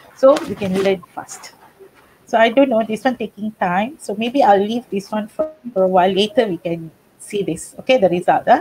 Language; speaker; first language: English; non-native, local second language; Malay